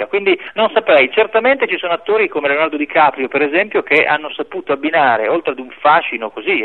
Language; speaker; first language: Italian; native; Italian